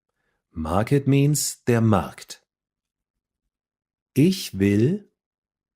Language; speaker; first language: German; non-native, fluent; English